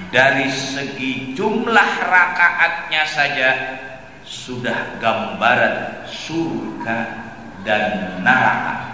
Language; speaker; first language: Indonesian; non-native, local second language; Banjar